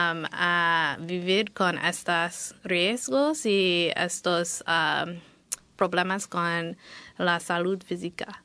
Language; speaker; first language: Spanish; non-native, fluent; English